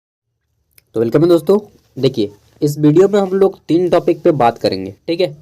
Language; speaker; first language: Hindi; native; Hindi